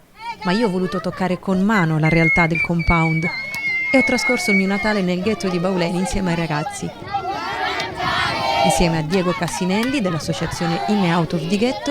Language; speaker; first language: Italian; native; Italian